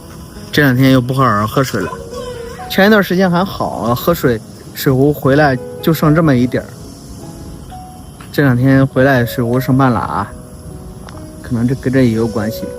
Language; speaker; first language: Chinese; native; Chinese